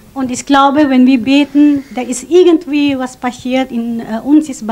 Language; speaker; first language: German; non-native, fluent; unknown